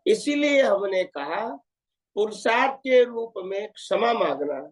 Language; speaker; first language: Hindi; non-native, local second language; Gujarati